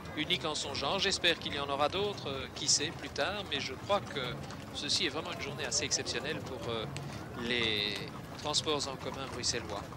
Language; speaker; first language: French; native; French